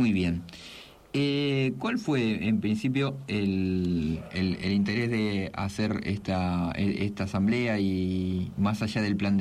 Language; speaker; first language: Spanish; native; Spanish